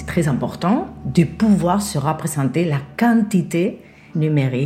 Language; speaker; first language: French; non-native, fluent; Spanish